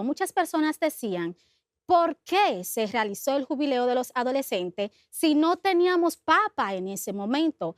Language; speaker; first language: Spanish; native; Spanish